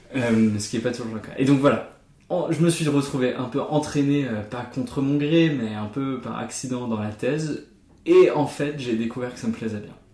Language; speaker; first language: French; non-native, fluent; German